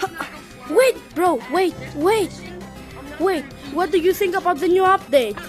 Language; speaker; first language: English; non-native, fluent; Greek